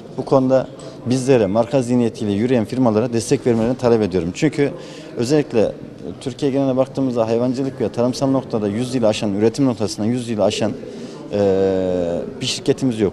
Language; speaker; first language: Turkish; native; Turkish